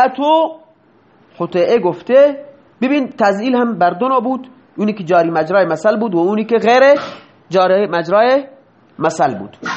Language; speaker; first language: Persian; non-native, local second language; Baluchi